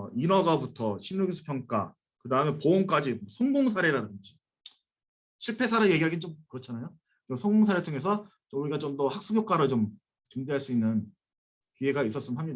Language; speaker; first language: Korean; native; Korean